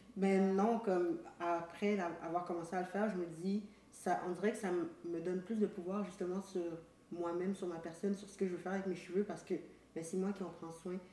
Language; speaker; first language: French; native; French